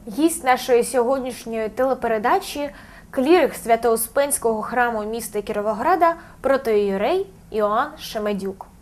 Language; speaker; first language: Ukrainian; native; Ukrainian